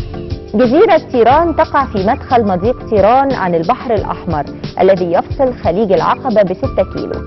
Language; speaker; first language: Arabic; native; Arabic